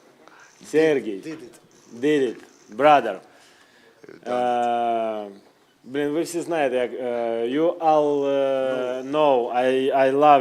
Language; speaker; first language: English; non-native, learner; Ukrainian